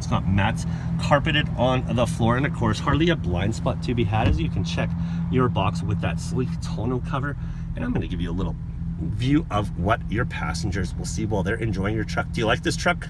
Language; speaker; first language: English; native; English